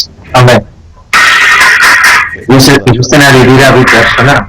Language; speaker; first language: Basque; non-native, local second language; Spanish